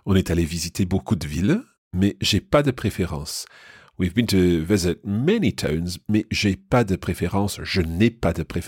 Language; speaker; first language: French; non-native, fluent; English